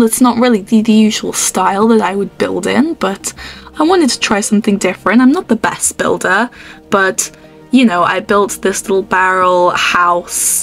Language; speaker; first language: English; native; English